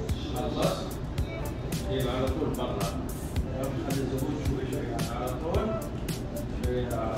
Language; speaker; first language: Arabic; non-native, learner; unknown